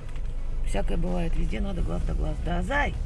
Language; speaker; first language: Russian; native; Russian